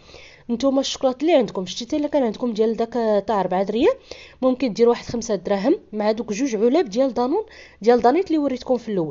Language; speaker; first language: Arabic; native; Arabic